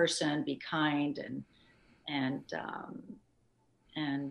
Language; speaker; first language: English; early bilingual, other home language; French